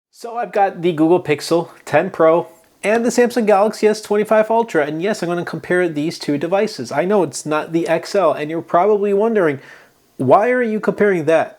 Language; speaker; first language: English; native; English